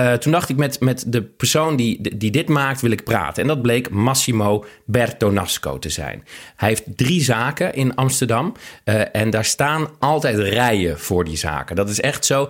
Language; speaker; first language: Dutch; native; Dutch